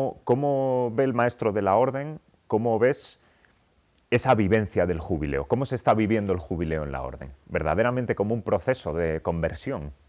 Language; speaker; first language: Spanish; native; Spanish